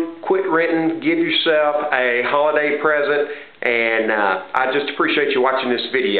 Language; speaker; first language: English; native; English